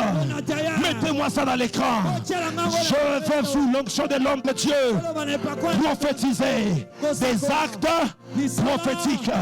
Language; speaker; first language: French; non-native, local second language; Lingala